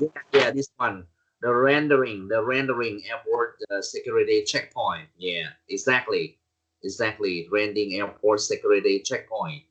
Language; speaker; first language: English; non-native, learner; Vietnamese